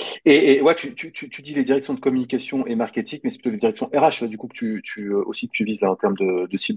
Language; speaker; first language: French; native; French